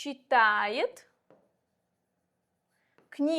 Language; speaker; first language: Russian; non-native, local second language; Uzbek